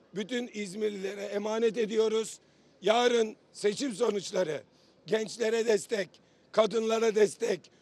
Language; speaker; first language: Turkish; native; Turkish